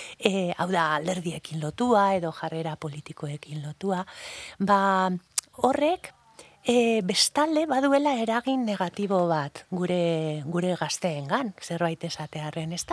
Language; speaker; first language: Basque; non-native, local second language; Spanish